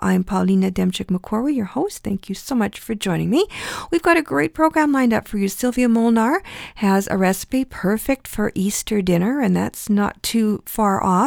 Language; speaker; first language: English; early bilingual, other home language; Ukrainian